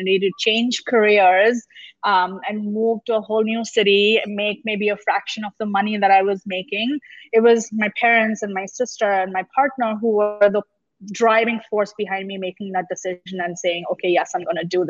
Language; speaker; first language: English; non-native, local second language; Gujarati